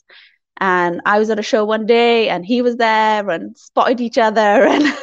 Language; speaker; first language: English; native; English